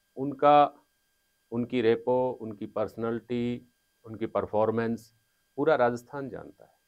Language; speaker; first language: Hindi; native; Hindi